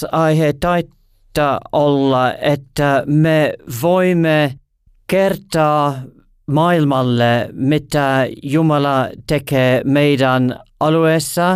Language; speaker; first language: Finnish; non-native, learner; English